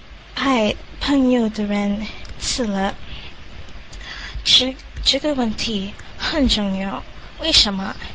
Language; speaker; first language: Chinese; non-native, learner; English